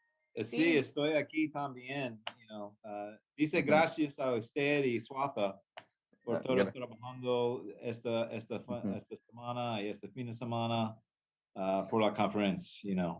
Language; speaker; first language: Spanish; non-native, learner; English